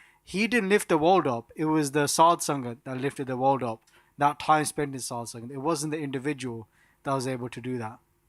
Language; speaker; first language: English; non-native, local second language; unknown